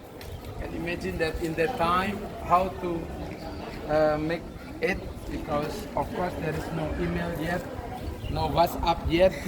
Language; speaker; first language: English; non-native, learner; Indonesian